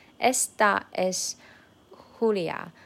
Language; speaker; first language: Spanish; non-native, learner; Chinese